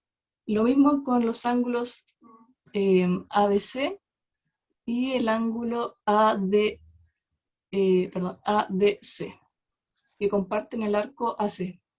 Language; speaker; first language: Spanish; native; Spanish